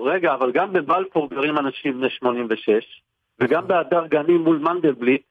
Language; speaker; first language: Hebrew; early bilingual, other home language; Turkish